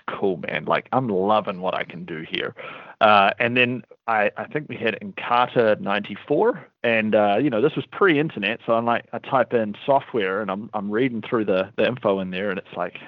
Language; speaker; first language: English; native; English